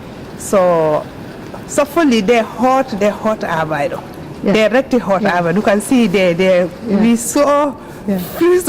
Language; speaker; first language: Danish; non-native, learner; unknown